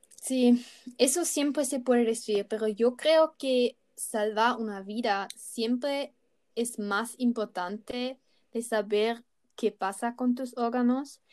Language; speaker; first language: Spanish; non-native, learner; German